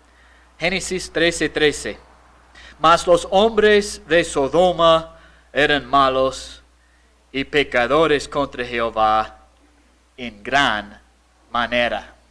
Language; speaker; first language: Spanish; non-native, fluent; English